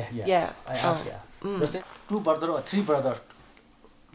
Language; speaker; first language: English; non-native, learner; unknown